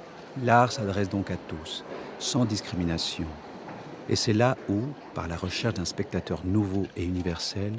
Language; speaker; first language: French; native; French